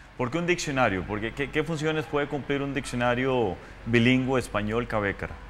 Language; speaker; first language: Spanish; native; Spanish